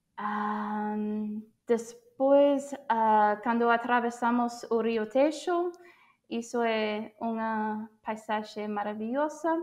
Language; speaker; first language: Portuguese; non-native, fluent; English